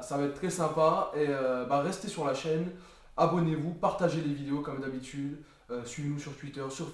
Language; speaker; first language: French; native; French